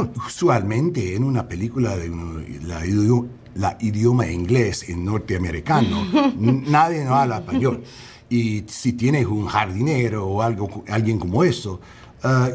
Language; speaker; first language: Spanish; non-native, learner; English